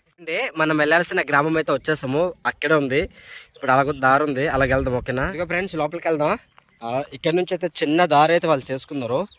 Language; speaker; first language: Telugu; non-native, local second language; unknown